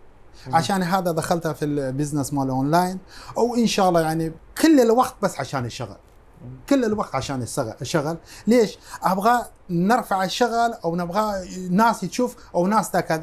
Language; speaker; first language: Arabic; non-native, fluent; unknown